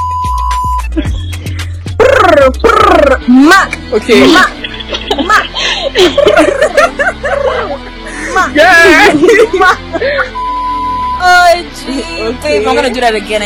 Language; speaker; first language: English; non-native, local second language; Igbo